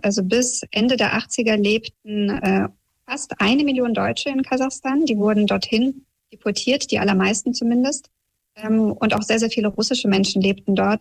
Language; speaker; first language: German; early bilingual, other home language; Russian